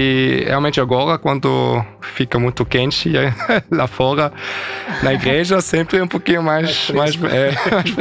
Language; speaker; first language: Portuguese; early bilingual, heritage; German